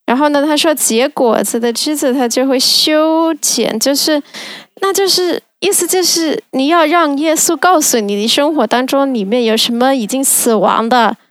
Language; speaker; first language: Chinese; non-native, fluent; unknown